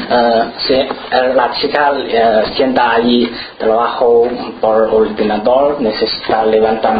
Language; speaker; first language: Spanish; non-native, learner; Chinese